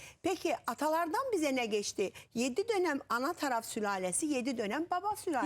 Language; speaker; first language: Turkish; non-native, fluent; Azerbaijani